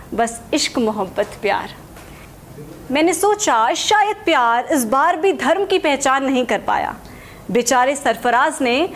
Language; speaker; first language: Hindi; native; Hindi